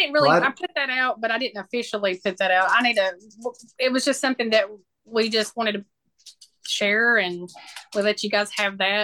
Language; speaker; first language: English; native; English